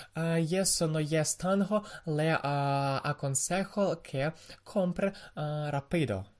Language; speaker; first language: Spanish; non-native, learner; Ukrainian